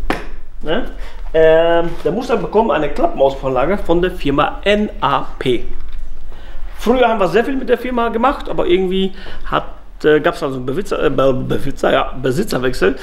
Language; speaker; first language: German; native; German